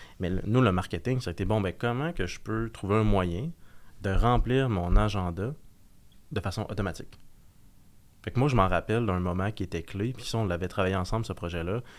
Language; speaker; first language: French; native; French